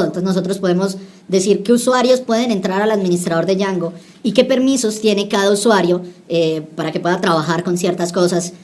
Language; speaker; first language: Spanish; native; Spanish